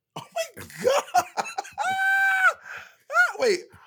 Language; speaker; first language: English; early bilingual, other home language; Polish